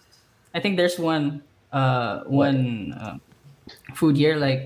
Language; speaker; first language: English; non-native, local second language; Cebuano